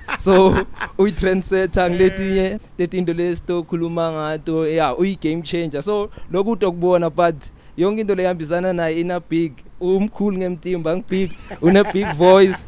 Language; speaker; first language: Zulu; non-native, local second language; Swati